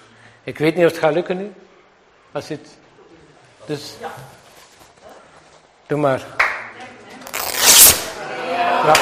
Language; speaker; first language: Dutch; native; Dutch